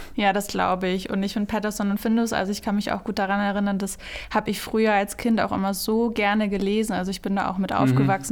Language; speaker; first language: German; native; German